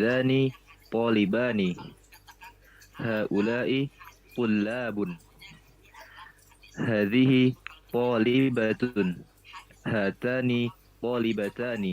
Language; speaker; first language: Arabic; non-native, learner; Indonesian